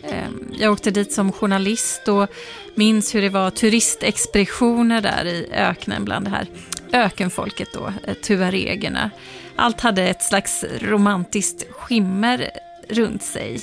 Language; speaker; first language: Swedish; native; Swedish